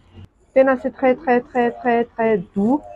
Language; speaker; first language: French; non-native, local second language; Malagasy